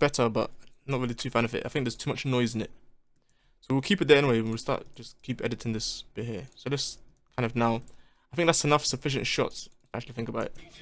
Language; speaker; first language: English; native; English